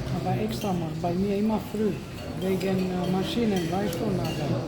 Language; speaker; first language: German; non-native, learner; Russian